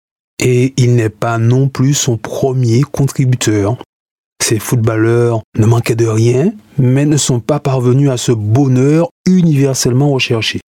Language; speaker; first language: French; native; French